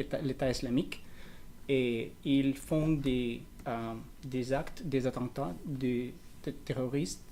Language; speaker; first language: French; non-native, learner; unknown